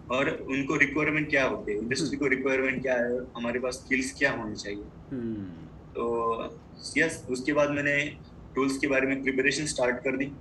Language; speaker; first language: Hindi; non-native, local second language; Marathi